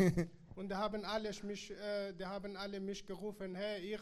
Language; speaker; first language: German; non-native, learner; Persian